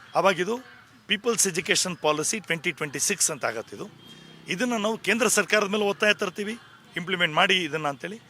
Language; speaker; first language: Kannada; native; Kannada